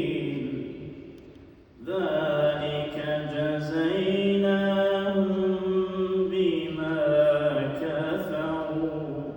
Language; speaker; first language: Arabic; native; Arabic